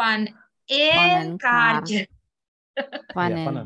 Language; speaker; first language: Dutch; non-native, learner; Indonesian